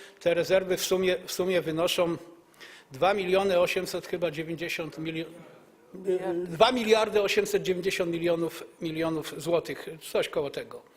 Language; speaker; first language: Polish; native; Polish